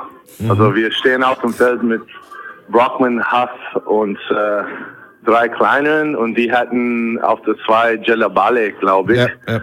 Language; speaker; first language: German; non-native, fluent; English